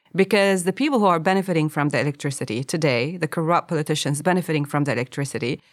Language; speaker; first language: English; non-native, fluent; Arabic